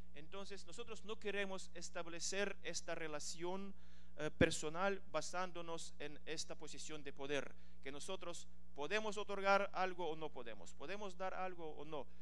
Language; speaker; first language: Spanish; non-native, fluent; Ukrainian